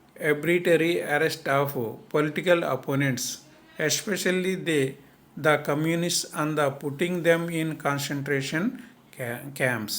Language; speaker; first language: English; non-native, local second language; Telugu